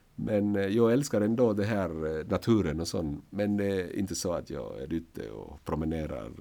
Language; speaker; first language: Swedish; non-native, fluent; Spanish